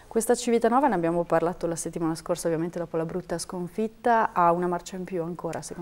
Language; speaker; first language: Italian; native; Italian